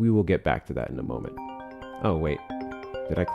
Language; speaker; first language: English; native; English